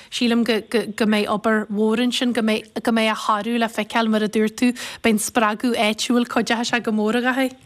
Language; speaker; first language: Irish; native; Irish